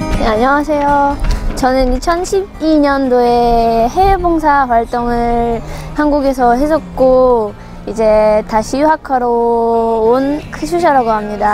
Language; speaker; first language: Korean; non-native, fluent; Russian